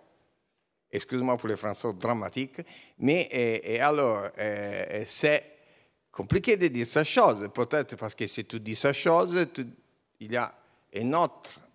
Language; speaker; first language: French; non-native, learner; Italian